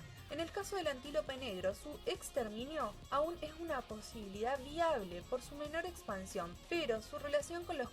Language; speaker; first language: Spanish; native; Spanish